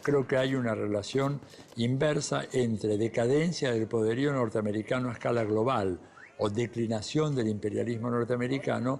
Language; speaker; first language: Spanish; native; Spanish